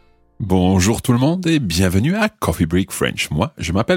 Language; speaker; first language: French; non-native, fluent; English